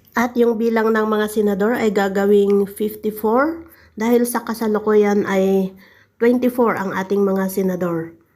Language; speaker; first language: Filipino; native; Filipino